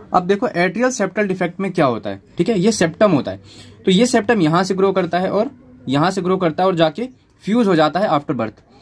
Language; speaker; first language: Hindi; native; Hindi